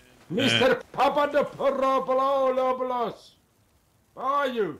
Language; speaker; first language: English; non-native, learner; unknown